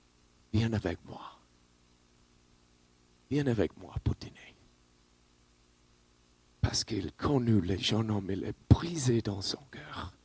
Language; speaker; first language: French; non-native, learner; English